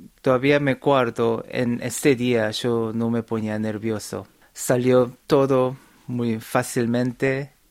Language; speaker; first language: Spanish; non-native, fluent; Korean